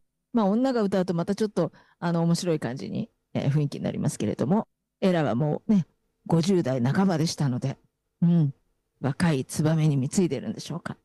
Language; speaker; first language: Japanese; native; Japanese